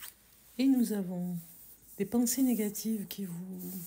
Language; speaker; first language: French; native; French